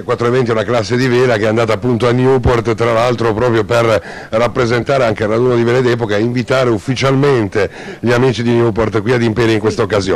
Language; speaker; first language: Italian; native; Italian